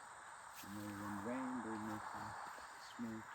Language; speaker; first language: English; non-native, local second language; Spanish